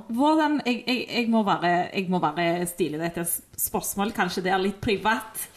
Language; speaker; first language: Norwegian; non-native, fluent; Spanish